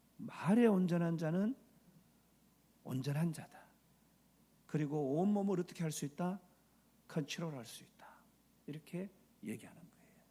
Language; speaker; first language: Korean; native; Korean